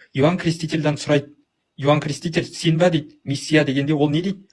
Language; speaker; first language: Russian; non-native, local second language; Kazakh